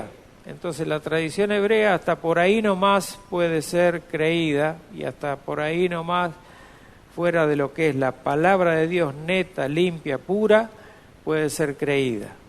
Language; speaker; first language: Spanish; native; Spanish